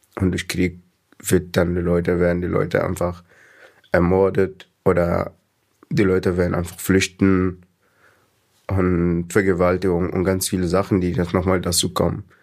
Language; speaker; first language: German; non-native, fluent; Arabic